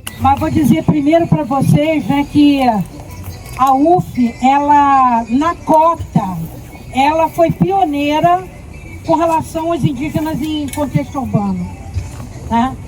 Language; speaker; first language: Portuguese; native; Portuguese